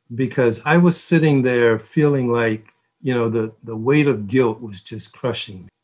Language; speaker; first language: English; early bilingual, other home language; Korean